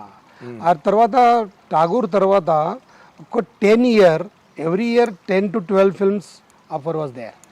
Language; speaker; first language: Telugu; non-native, learner; Marathi